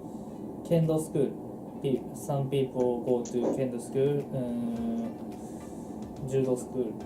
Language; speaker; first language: English; non-native, learner; Japanese